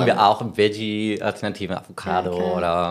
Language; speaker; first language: German; non-native, learner; Spanish